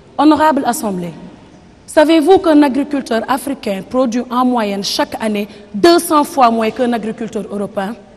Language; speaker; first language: French; non-native, local second language; Wolof